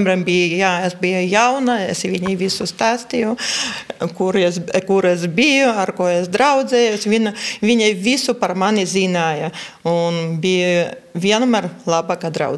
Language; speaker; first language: Latvian; non-native, local second language; Russian